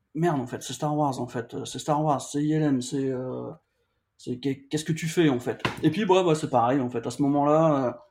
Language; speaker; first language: French; native; French